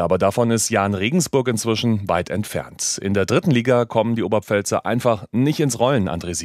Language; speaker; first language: German; native; German